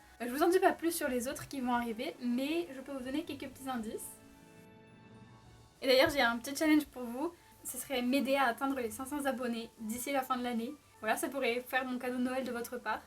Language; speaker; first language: French; native; French